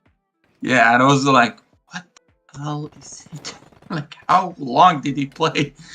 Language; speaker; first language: English; non-native, fluent; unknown